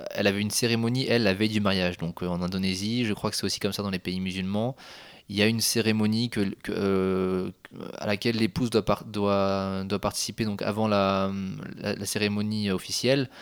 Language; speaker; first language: French; native; French